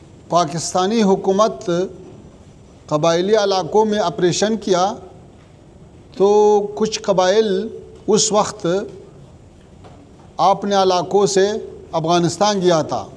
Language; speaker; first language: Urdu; non-native, learner; Pashto